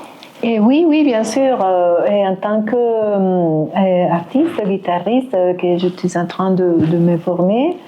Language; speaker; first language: French; non-native, fluent; Spanish